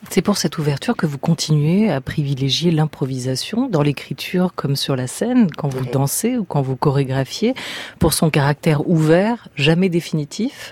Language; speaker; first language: French; native; French